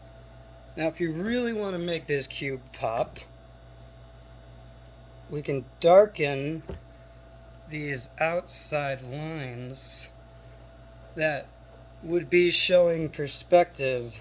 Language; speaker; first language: English; native; English